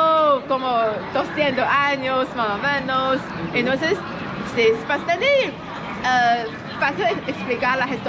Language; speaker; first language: Spanish; non-native, fluent; Chinese